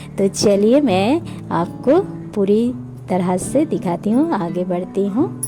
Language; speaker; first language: Hindi; non-native, local second language; Bangla